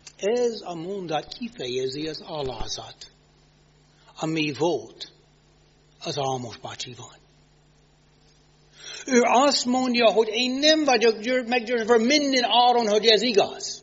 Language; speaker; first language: Hungarian; non-native, fluent; English